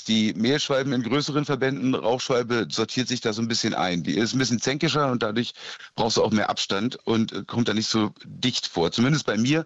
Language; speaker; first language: German; native; German